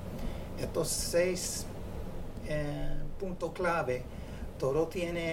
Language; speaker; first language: Spanish; non-native, fluent; English